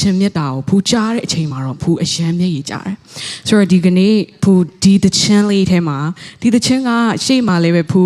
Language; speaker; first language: Burmese; non-native, local second language; Tedim Chin